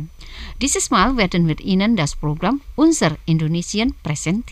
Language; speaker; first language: German; non-native, fluent; Indonesian